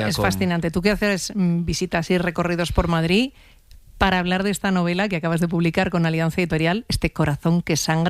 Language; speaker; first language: Spanish; native; Spanish